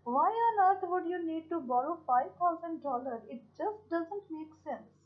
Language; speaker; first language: English; non-native, local second language; Punjabi